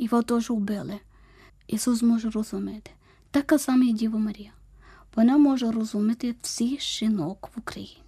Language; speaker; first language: Ukrainian; non-native, learner; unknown